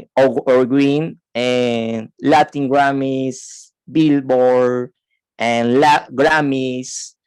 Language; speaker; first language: English; non-native, fluent; Spanish